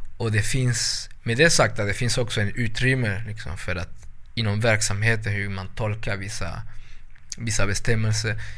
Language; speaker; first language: Swedish; non-native, fluent; Spanish